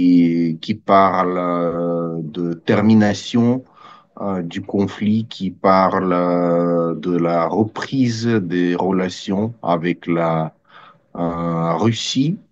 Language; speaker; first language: French; non-native, fluent; Russian